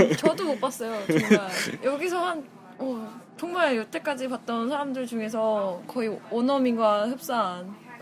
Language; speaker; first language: Korean; native; Korean